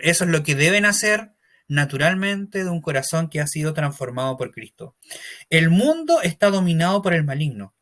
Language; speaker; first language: Spanish; native; Spanish